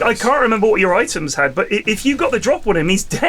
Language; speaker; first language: English; native; English